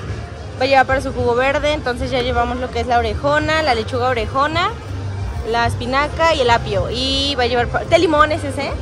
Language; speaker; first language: Spanish; native; Spanish